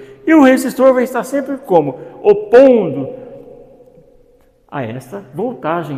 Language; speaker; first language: Portuguese; native; Portuguese